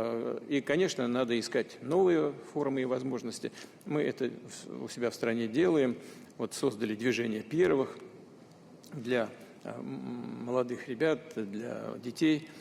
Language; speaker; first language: Russian; native; Russian